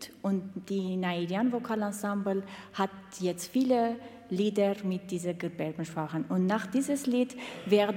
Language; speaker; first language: German; non-native, fluent; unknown